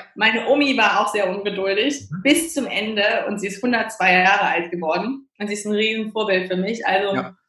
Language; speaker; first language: German; native; German